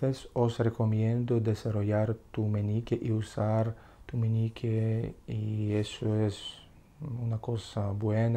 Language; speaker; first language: Spanish; non-native, learner; Russian